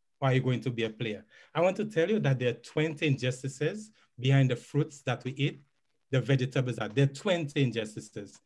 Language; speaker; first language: English; native; English